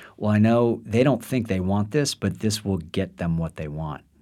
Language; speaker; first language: English; native; English